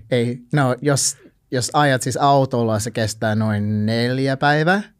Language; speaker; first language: Finnish; non-native, learner; English